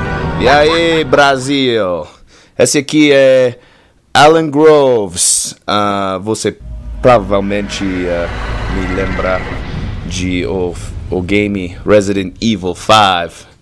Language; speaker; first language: Portuguese; non-native, learner; English